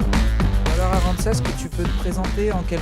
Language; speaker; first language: French; native; French